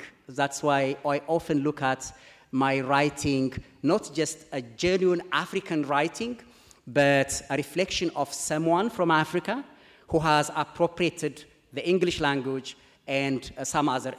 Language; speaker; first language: English; non-native, fluent; Amharic